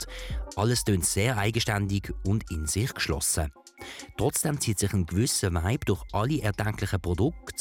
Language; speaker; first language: German; native; German